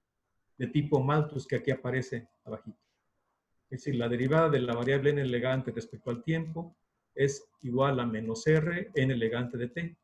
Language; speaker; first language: Spanish; native; Spanish